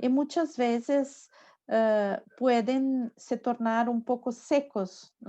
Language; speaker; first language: Spanish; non-native, learner; Portuguese